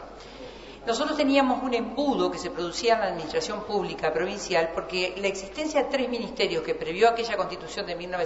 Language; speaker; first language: Spanish; native; Spanish